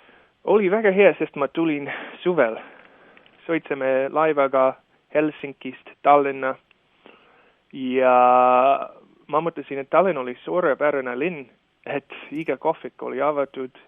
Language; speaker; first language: Estonian; non-native, fluent; English